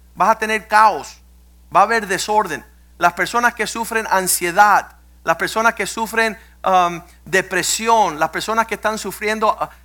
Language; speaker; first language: Spanish; early bilingual, heritage; Spanish